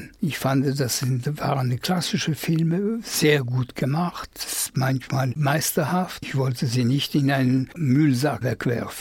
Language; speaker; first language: German; non-native, fluent; French